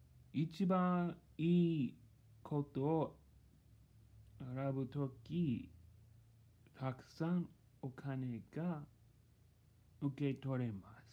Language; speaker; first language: Japanese; non-native, learner; English